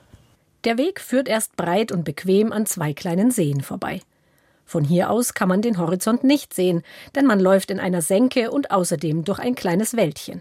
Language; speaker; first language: German; native; German